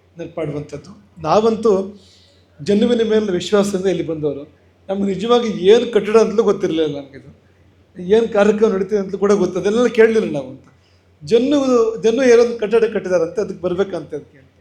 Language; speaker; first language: Kannada; native; Kannada